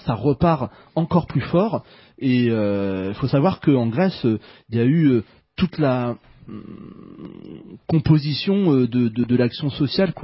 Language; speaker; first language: French; native; French